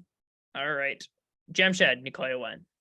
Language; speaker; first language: English; native; English